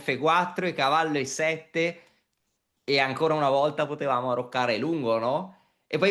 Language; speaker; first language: Italian; native; Italian